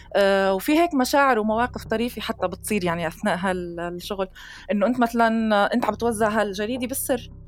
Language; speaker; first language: Arabic; native; Arabic